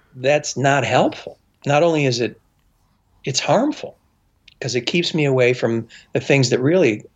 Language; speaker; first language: English; native; English